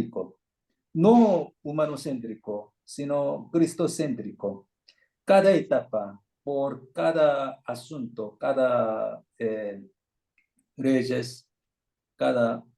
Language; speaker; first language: Spanish; non-native, fluent; Korean